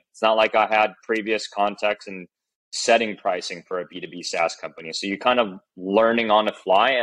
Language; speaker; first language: English; early bilingual, other home language; Chinese